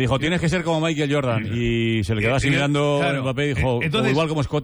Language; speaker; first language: Spanish; native; Spanish